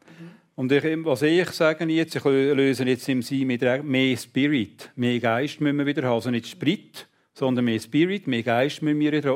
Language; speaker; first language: German; native; German